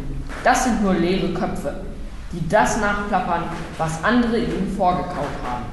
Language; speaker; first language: German; native; German